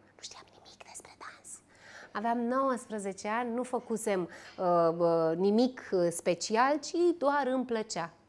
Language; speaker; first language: Romanian; native; Romanian